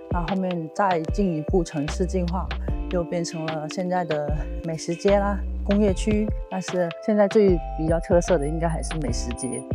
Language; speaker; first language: Chinese; non-native, local second language; Hakka Chinese